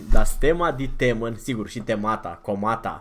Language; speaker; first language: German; non-native, fluent; Romanian